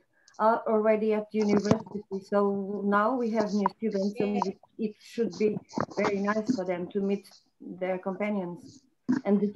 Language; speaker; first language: English; non-native, fluent; Portuguese